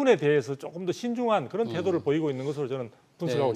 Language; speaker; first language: Korean; native; Korean